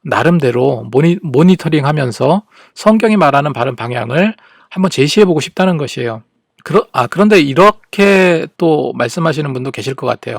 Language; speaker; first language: Korean; native; Korean